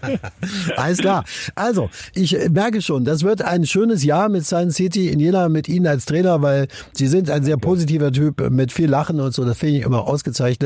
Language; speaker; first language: German; native; German